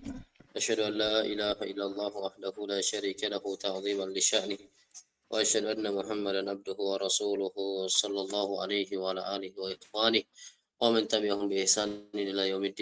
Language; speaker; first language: Arabic; non-native, fluent; Indonesian